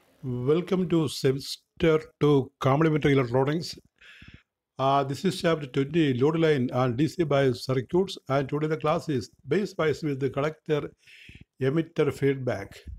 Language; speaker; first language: English; non-native, local second language; Malayalam